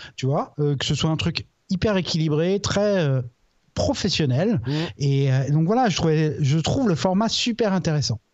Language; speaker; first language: French; native; French